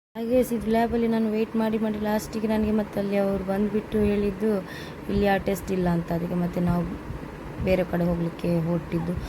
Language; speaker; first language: Kannada; non-native, local second language; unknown